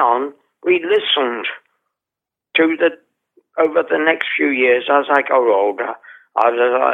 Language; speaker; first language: English; native; English